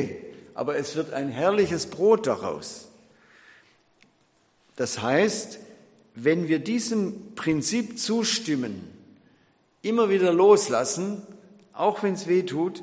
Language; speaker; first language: German; native; German